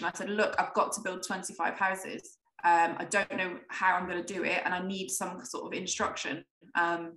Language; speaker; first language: English; native; English